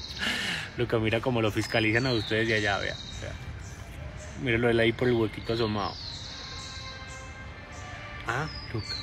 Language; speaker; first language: Spanish; native; Spanish